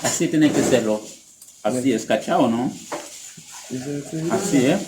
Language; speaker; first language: Spanish; non-native, learner; Haitian Creole